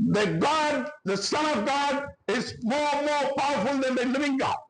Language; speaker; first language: English; non-native, local second language; Tamil